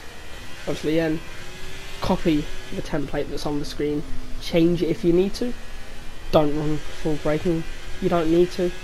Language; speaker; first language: English; native; English